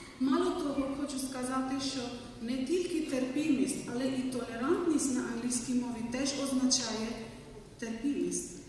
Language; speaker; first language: Ukrainian; non-native, fluent; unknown